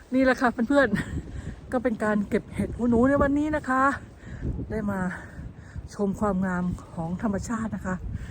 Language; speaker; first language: Thai; native; Thai